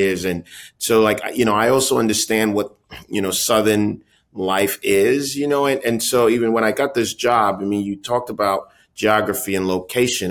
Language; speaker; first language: English; non-native, local second language; Akan